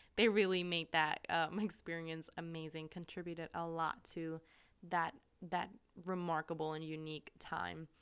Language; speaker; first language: English; non-native, fluent; German